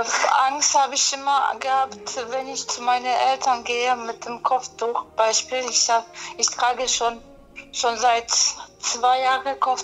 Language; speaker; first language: German; early bilingual, other home language; Polish